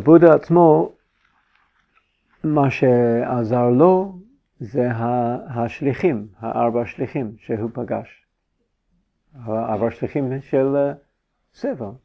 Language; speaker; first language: Hebrew; non-native, fluent; English